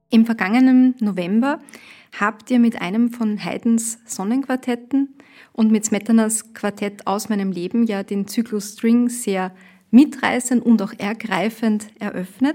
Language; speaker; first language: German; native; German